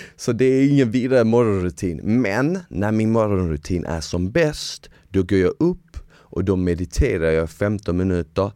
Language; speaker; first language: Swedish; early bilingual, other home language; Bosnian